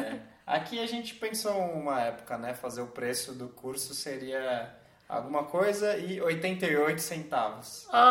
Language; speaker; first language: Portuguese; native; Portuguese